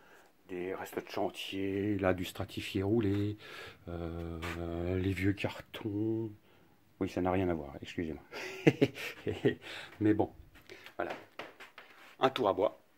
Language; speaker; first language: French; native; French